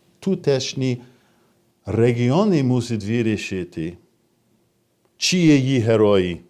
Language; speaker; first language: Ukrainian; non-native, fluent; English